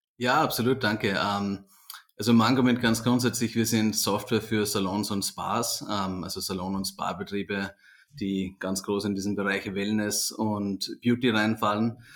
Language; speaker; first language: German; native; German